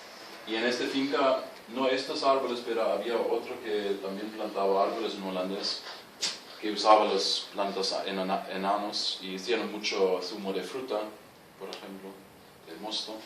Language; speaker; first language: Spanish; non-native, fluent; German